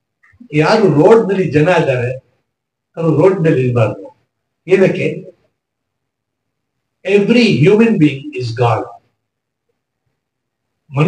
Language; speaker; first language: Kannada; non-native, local second language; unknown